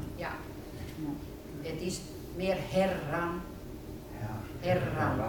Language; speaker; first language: Dutch; non-native, fluent; Finnish